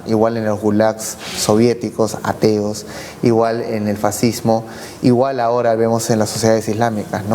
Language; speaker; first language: Spanish; native; Spanish